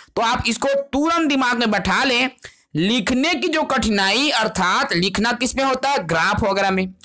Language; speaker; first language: Hindi; non-native, local second language; Chhattisgarhi